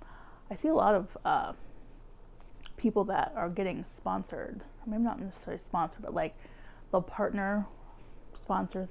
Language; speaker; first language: English; native; English